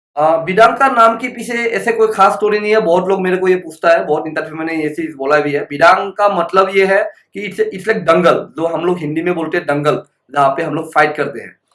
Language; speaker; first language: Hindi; non-native, local second language; Assamese